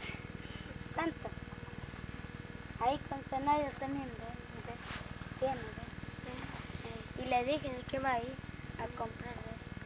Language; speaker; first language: Spanish; native; Spanish